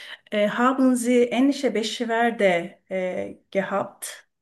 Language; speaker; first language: German; non-native, learner; Turkish